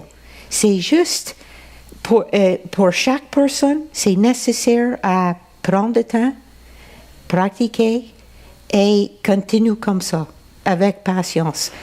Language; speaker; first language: French; non-native, local second language; English